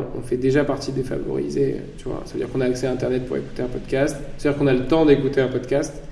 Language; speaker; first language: French; native; French